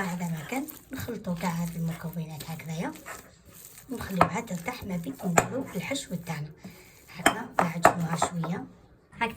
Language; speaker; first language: Arabic; native; Arabic